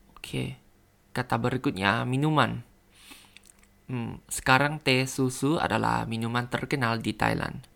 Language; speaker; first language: Indonesian; non-native, learner; Thai